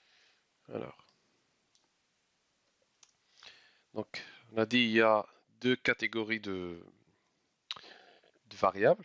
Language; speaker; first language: French; non-native, local second language; Arabic